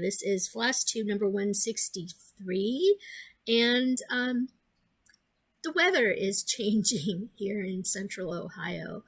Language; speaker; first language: English; native; English